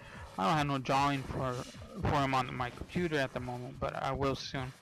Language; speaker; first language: English; native; English